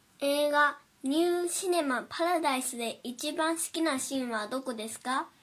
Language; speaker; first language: Japanese; non-native, learner; Chinese